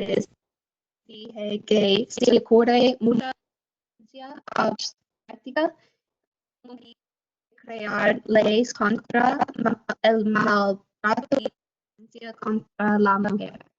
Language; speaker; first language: Spanish; non-native, fluent; English